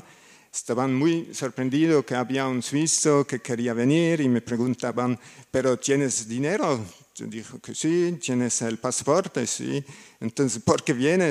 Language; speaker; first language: Spanish; non-native, learner; German